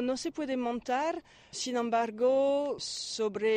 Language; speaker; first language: Spanish; non-native, learner; French